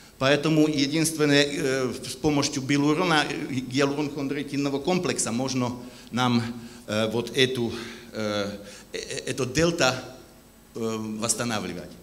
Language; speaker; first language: Russian; non-native, fluent; German